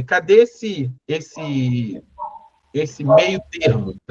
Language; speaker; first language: Portuguese; native; Portuguese